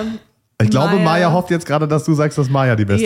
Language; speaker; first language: German; native; German